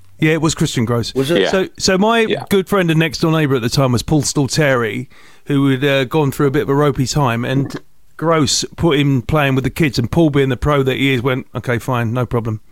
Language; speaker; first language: English; native; English